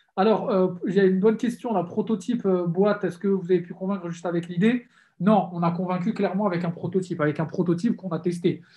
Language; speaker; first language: French; native; French